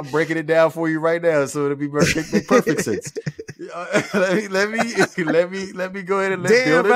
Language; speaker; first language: English; native; English